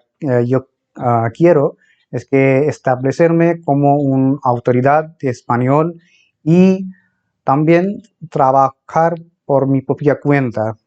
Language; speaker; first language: Spanish; non-native, fluent; Bangla